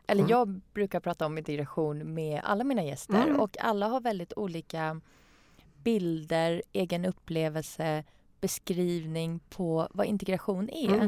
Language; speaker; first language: Swedish; non-native, fluent; Persian